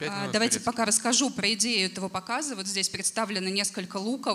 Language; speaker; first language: Russian; native; Russian